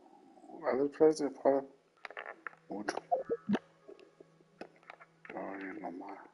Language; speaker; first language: German; non-native, learner; Vietnamese